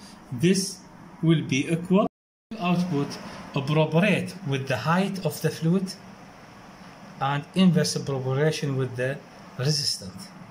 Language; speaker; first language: English; non-native, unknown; Arabic